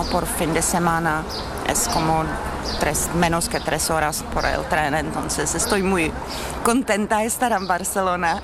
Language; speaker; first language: Spanish; non-native, learner; Czech